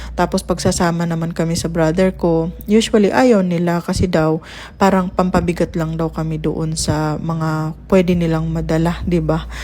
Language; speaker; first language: Filipino; non-native, local second language; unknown